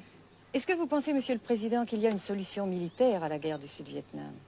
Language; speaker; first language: French; native; French